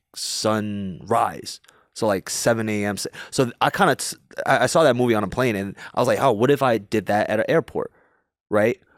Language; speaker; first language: English; early bilingual, other home language; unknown